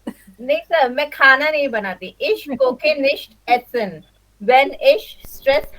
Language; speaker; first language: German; non-native, learner; Hindi